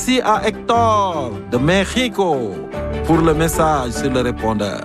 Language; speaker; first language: French; native; French